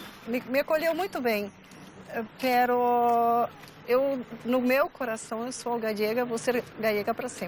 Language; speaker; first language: Portuguese; early bilingual, other home language; Galician